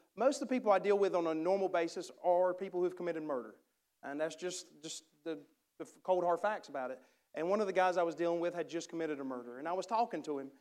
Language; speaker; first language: English; native; English